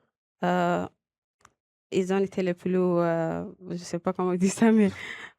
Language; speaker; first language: French; non-native, learner; Arabic